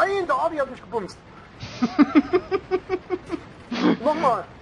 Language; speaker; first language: German; native; German